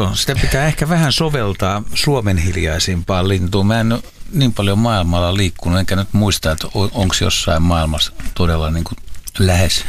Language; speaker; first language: Finnish; native; Finnish